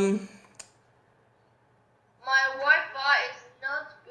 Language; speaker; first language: English; non-native, learner; Chinese